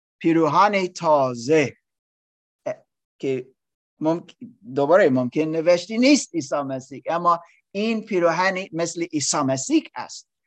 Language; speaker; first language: Persian; non-native, learner; English